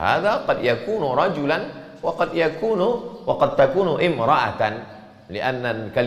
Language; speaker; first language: Arabic; non-native, fluent; Indonesian